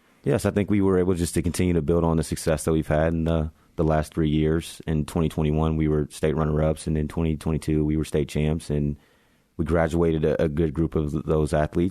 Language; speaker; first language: English; native; English